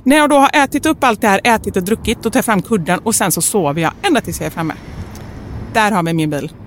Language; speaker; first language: Swedish; native; Swedish